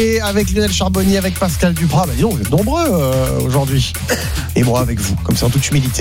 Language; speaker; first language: French; native; French